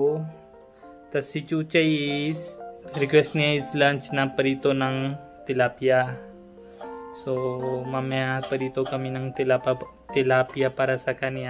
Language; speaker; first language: Filipino; non-native, learner; Punjabi